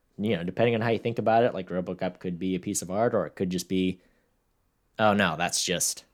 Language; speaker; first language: English; native; English